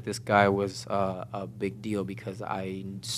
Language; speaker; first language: English; non-native, fluent; Spanish